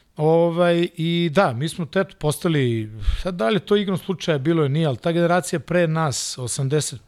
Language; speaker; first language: Serbian; non-native, local second language; Hungarian